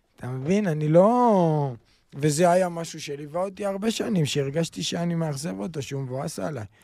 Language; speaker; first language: Hebrew; native; Hebrew